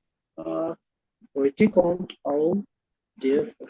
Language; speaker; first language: German; non-native, learner; Hindi